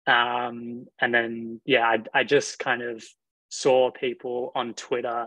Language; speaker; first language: English; native; English